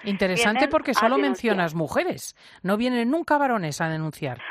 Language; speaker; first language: Spanish; native; Spanish